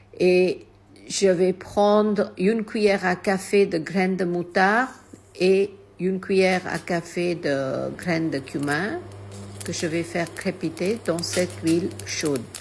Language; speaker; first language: French; non-native, fluent; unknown